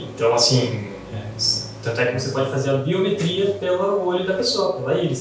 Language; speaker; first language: Portuguese; native; Portuguese